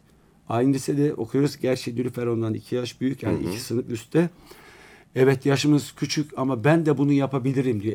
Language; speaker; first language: Turkish; native; Turkish